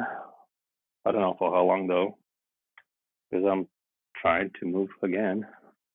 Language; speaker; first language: English; non-native, fluent; Russian